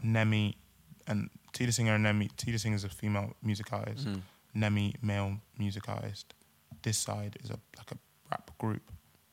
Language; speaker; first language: English; native; English